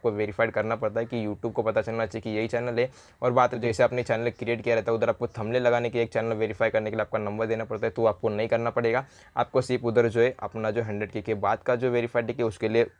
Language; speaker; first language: Hindi; non-native, local second language; Marathi